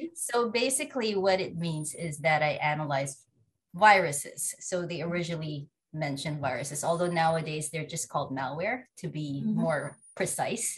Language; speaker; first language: English; non-native, local second language; Filipino